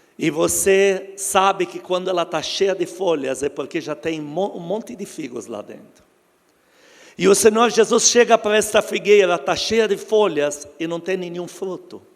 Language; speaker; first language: Portuguese; non-native, fluent; Arabic